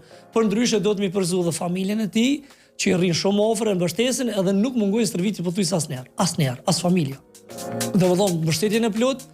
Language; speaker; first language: Albanian; native; Albanian